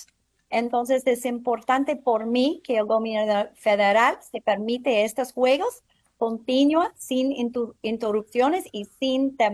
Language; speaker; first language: Spanish; non-native, fluent; English